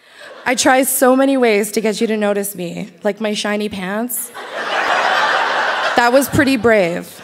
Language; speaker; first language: English; native; English